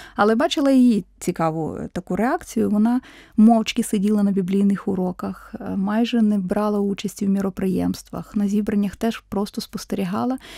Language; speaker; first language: Ukrainian; native; Ukrainian